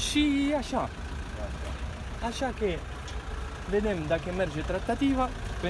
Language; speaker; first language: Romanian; non-native, learner; Italian